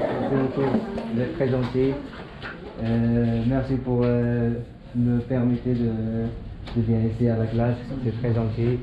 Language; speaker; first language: French; non-native, learner; Arabic